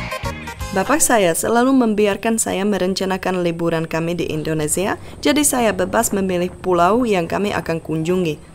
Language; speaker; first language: Indonesian; non-native, fluent; Czech